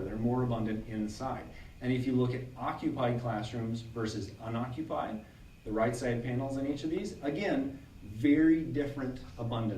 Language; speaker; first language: English; native; English